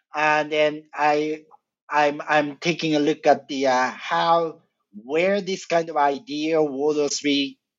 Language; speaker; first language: English; non-native, fluent; Japanese